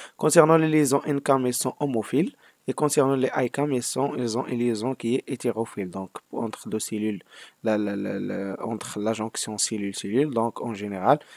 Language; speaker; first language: French; non-native, local second language; Arabic